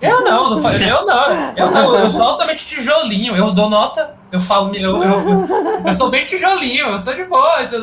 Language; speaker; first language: Portuguese; native; Portuguese